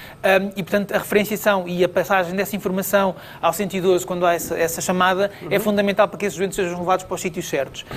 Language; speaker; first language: Portuguese; native; Portuguese